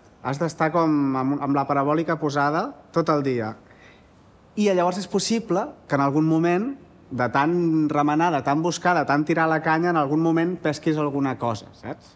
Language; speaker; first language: Catalan; native; Catalan